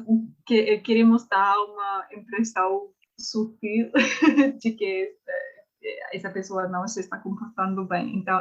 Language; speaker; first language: Portuguese; non-native, learner; English